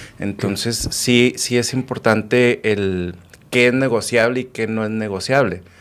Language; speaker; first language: Spanish; native; Spanish